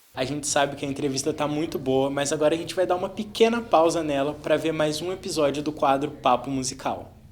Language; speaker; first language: Portuguese; native; Portuguese